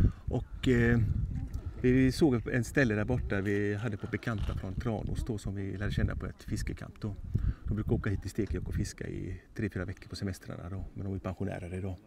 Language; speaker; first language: Swedish; native; Swedish